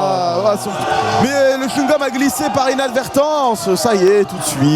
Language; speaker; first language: French; native; French